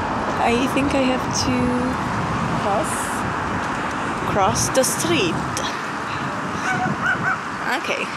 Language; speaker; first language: English; non-native, fluent; French